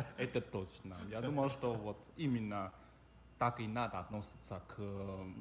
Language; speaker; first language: Russian; non-native, fluent; Chinese